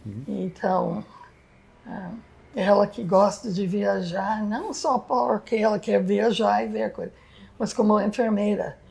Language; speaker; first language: Portuguese; non-native, fluent; English